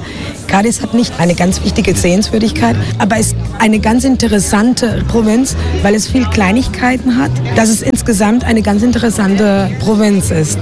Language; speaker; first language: German; non-native, fluent; Spanish